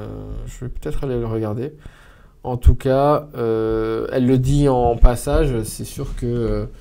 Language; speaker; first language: French; native; French